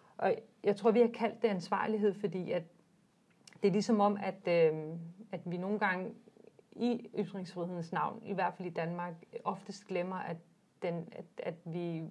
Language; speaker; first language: Danish; early bilingual, other home language; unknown